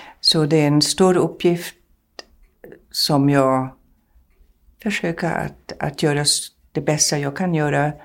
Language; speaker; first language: Swedish; non-native, fluent; German